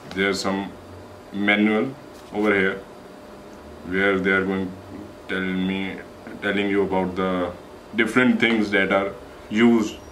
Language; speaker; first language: English; non-native, local second language; Punjabi